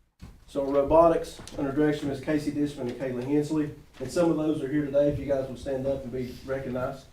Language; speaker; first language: English; native; English